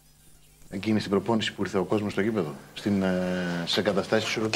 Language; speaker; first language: Greek; native; Greek